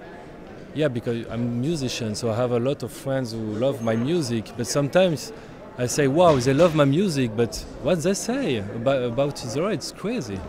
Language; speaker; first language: English; non-native, learner; French